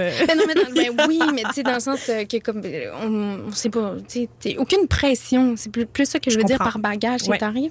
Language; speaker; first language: French; native; French